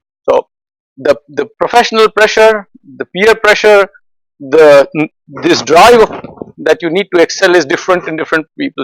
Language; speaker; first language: English; non-native, fluent; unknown